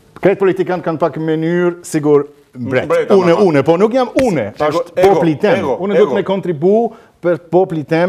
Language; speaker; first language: Albanian; non-native, learner; German